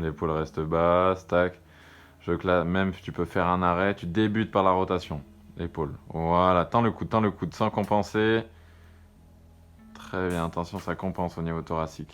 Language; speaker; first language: French; native; French